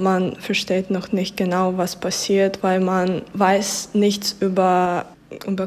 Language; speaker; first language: German; non-native, fluent; Ukrainian